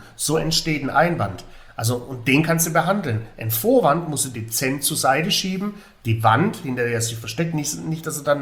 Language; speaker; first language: German; native; German